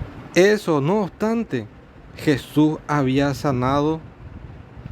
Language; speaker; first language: Spanish; native; Spanish